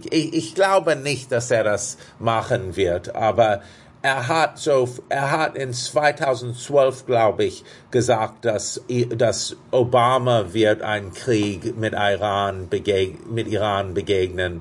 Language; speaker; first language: German; non-native, fluent; English